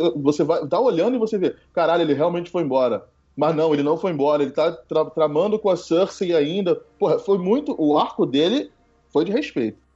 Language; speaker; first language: Portuguese; native; Portuguese